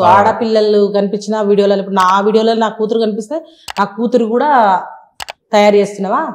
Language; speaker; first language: Telugu; native; Telugu